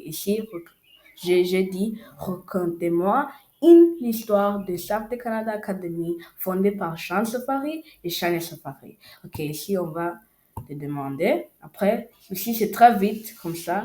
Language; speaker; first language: French; non-native, learner; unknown